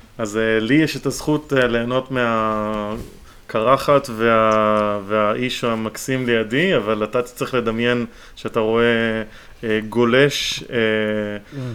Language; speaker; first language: Hebrew; native; Hebrew